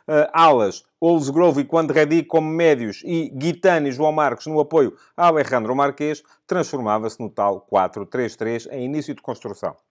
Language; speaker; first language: Portuguese; native; Portuguese